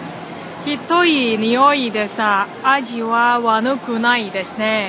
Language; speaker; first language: Japanese; non-native, learner; Cantonese